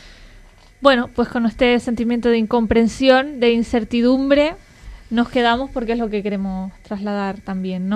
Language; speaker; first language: Spanish; native; Spanish